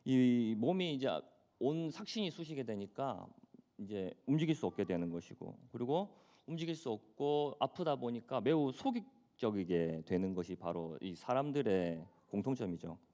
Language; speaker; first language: Korean; native; Korean